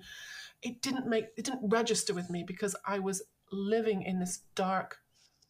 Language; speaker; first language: English; native; English